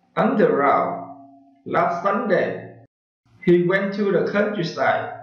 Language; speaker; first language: English; non-native, learner; Vietnamese